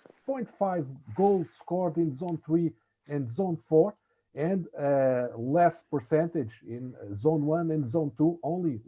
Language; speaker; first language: English; non-native, fluent; Portuguese